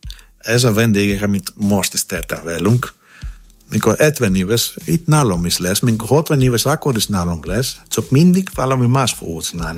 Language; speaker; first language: Hungarian; non-native, fluent; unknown